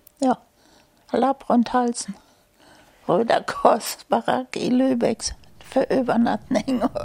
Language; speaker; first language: Swedish; non-native, fluent; German